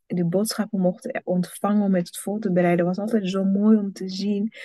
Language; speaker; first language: Dutch; non-native, fluent; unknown